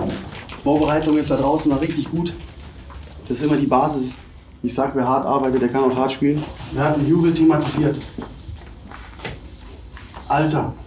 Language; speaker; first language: German; native; German